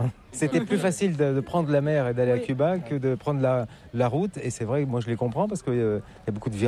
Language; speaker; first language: French; native; French